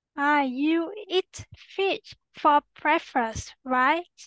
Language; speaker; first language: English; non-native, learner; Vietnamese